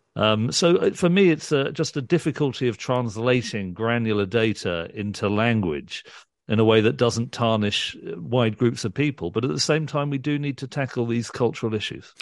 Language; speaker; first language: English; early bilingual, other home language; Urdu